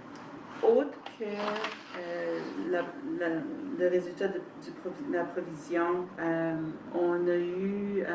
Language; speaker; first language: French; native; French